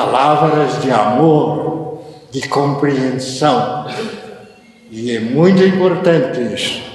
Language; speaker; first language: Portuguese; early bilingual, other home language; Japanese